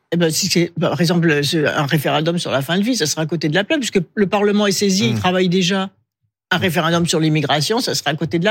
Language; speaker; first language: French; native; French